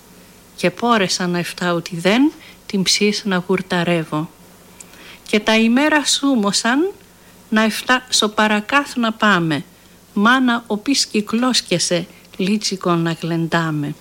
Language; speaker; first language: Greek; native; Greek